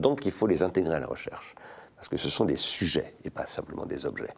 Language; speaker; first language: French; native; French